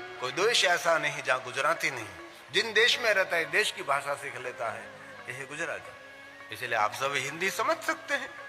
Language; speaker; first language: Hindi; non-native, local second language; Gujarati